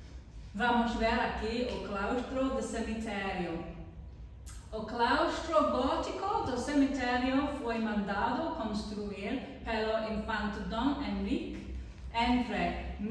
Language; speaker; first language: Portuguese; non-native, learner; English